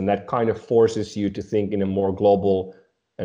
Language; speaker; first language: English; non-native, fluent; Swedish